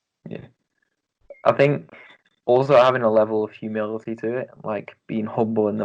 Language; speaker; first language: English; native; English